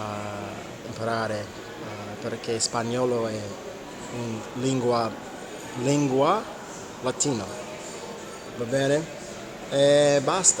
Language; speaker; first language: Italian; non-native, learner; English